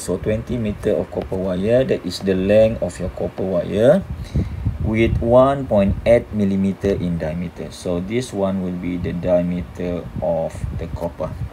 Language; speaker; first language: English; non-native, local second language; Malay